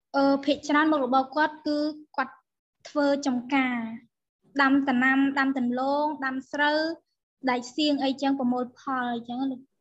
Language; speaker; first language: Khmer; non-native, local second language; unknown